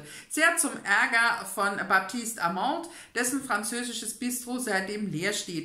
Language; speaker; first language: German; native; German